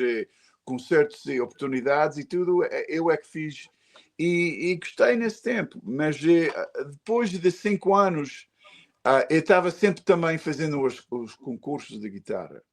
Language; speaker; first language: Portuguese; early bilingual, heritage; Portuguese